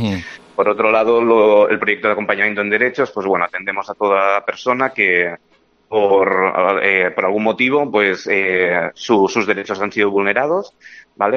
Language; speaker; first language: Spanish; native; Spanish